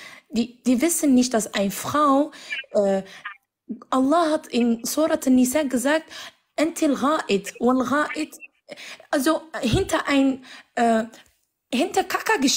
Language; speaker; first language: German; non-native, fluent; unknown